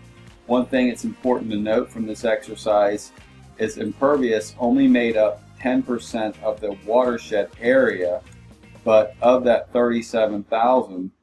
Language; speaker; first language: English; native; English